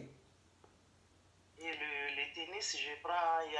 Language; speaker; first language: French; non-native, fluent; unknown